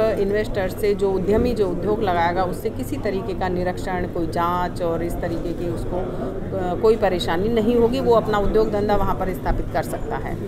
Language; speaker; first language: Hindi; native; Hindi